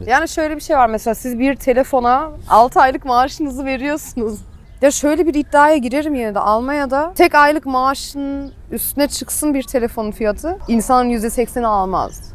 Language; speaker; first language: Turkish; early bilingual, heritage; Turkish